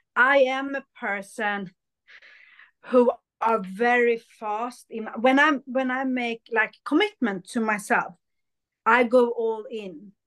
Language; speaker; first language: English; early bilingual, other home language; Hindi